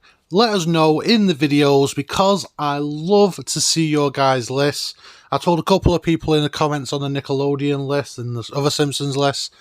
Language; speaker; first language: English; native; English